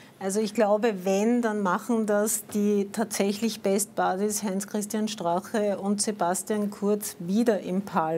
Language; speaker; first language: German; native; German